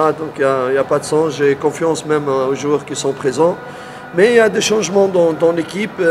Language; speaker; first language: French; non-native, local second language; Arabic